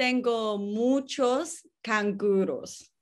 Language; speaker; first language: Spanish; non-native, learner; Chinese